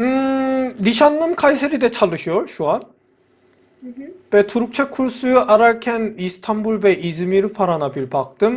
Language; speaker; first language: Turkish; non-native, fluent; Korean